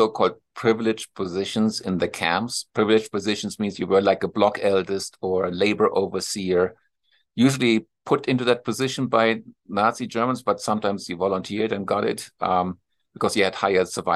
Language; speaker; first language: English; non-native, fluent; German